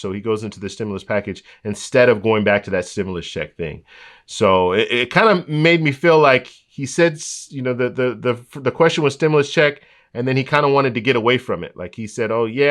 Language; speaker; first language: English; native; English